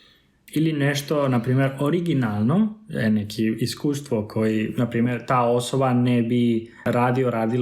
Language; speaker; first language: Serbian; non-native, fluent; Spanish